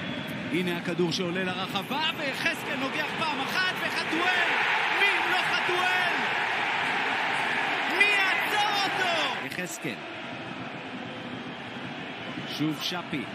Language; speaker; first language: Hebrew; native; Hebrew